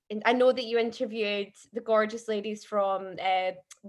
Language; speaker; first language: English; native; English